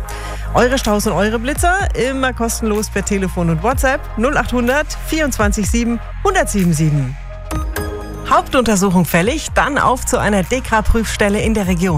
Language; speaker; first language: German; native; German